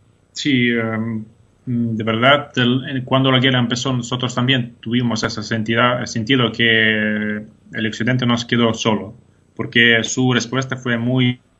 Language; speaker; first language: Spanish; non-native, fluent; Ukrainian